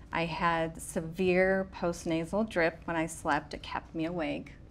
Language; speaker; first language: English; native; English